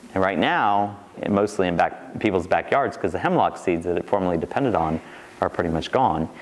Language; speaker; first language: English; native; English